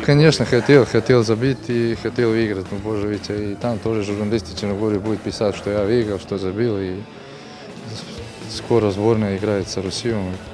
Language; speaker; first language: Russian; non-native, learner; Serbian